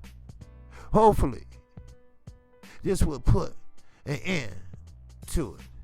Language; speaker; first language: English; native; English